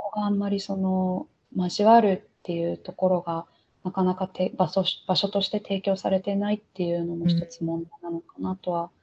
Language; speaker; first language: Japanese; early bilingual, heritage; Japanese